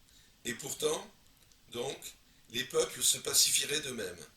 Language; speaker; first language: French; native; French